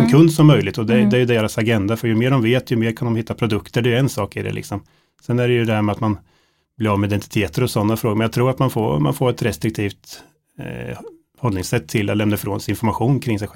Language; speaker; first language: Swedish; native; Swedish